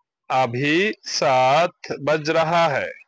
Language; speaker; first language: Hindi; non-native, learner; Bangla